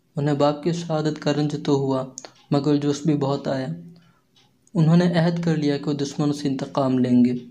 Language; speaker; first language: Urdu; native; Urdu